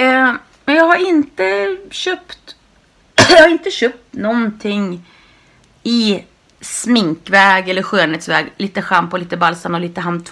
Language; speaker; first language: Swedish; native; Swedish